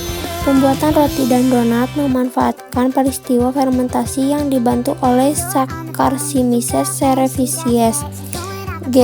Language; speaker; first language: Indonesian; native; Indonesian